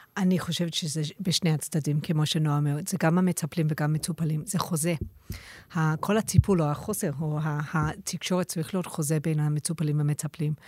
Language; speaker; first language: Hebrew; non-native, fluent; English